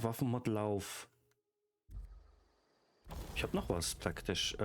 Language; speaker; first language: German; native; German